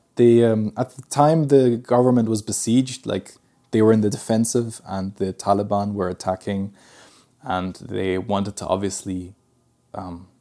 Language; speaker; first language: English; early bilingual, other home language; Pashto